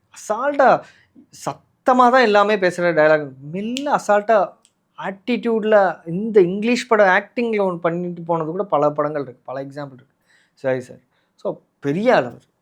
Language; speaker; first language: Tamil; native; Tamil